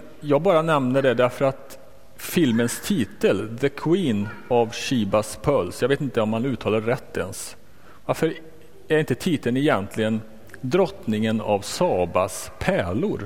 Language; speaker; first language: Swedish; native; Swedish